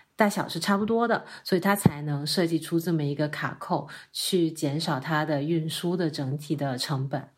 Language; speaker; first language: Chinese; non-native, local second language; Cantonese